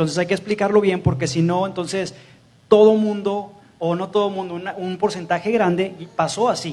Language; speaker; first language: Spanish; native; Spanish